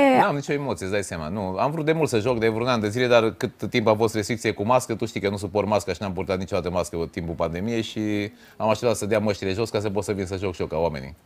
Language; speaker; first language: Romanian; native; Romanian